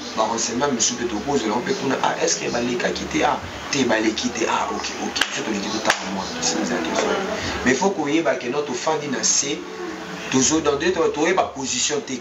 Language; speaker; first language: Lingala; native; Lingala